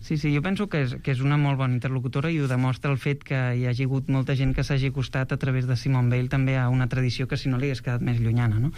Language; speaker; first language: Catalan; native; Catalan